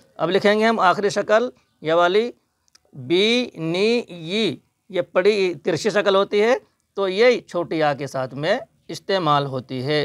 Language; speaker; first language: Hindi; native; Hindi